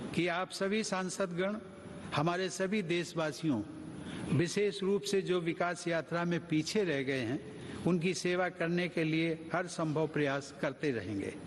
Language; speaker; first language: Hindi; native; Hindi